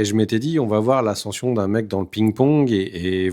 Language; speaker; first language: French; native; French